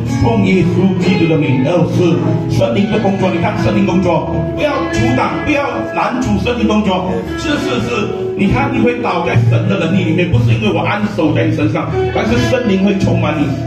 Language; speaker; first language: Chinese; native; Chinese